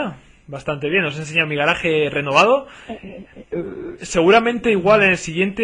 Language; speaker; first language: Spanish; native; Spanish